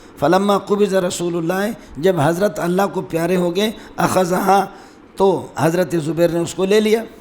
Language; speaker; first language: Urdu; non-native, local second language; Brahui